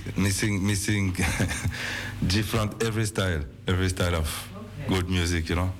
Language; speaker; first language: English; non-native, learner; French